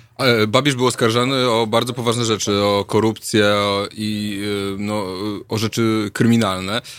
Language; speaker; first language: Polish; native; Polish